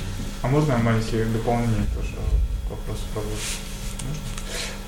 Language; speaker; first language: Russian; native; Russian